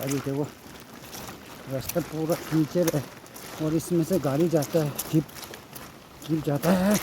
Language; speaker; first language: Hindi; non-native, local second language; Tibetan